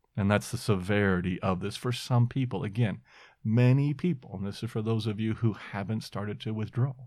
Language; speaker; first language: English; native; English